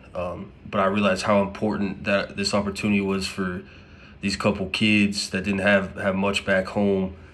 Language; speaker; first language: English; native; English